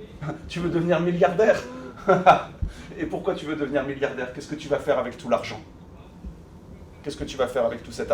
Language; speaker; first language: French; native; French